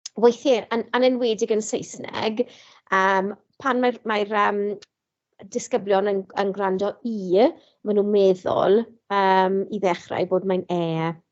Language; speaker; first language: Welsh; non-native, local second language; English